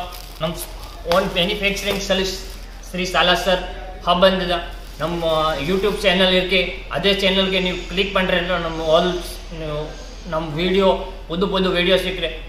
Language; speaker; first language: Tamil; non-native, learner; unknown